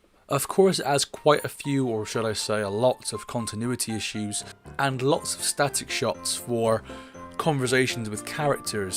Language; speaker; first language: English; native; English